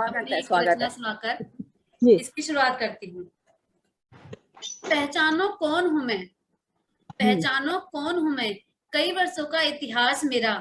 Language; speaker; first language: Hindi; native; Hindi